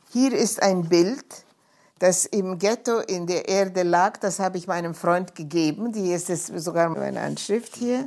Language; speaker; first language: German; non-native, fluent; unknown